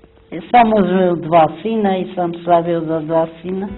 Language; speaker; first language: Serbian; non-native, local second language; Romany